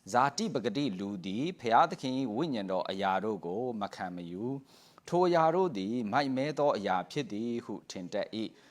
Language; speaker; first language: Burmese; non-native, local second language; Tedim Chin